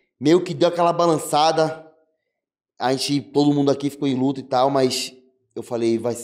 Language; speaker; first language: Portuguese; native; Portuguese